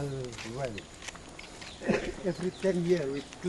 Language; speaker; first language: English; non-native, learner; Indonesian